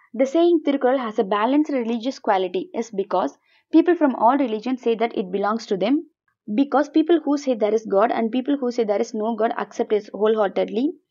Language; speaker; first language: English; non-native, local second language; Tamil